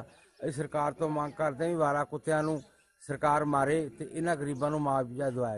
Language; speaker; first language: Punjabi; native; Punjabi